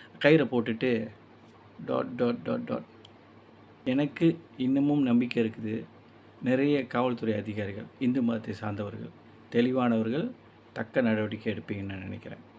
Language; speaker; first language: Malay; non-native, local second language; Tamil